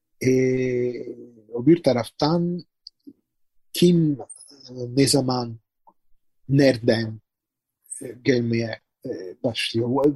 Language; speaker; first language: Turkish; non-native, fluent; Italian